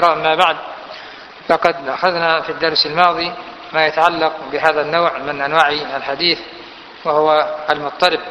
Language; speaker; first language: Arabic; native; Arabic